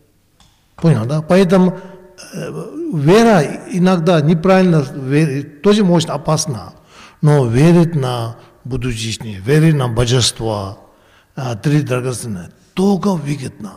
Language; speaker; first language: Russian; non-native, learner; Tibetan